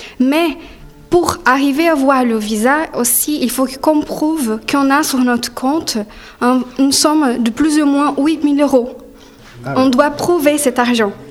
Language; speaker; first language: French; non-native, fluent; Portuguese